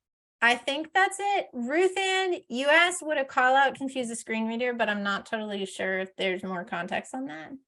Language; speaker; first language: English; native; English